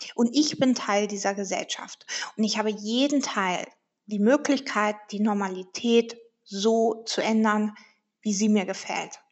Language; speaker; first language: German; early bilingual, heritage; German